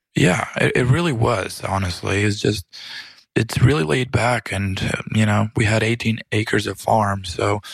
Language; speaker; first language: English; early bilingual, other home language; Romanian